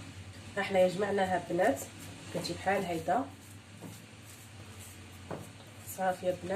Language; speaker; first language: Arabic; native; Arabic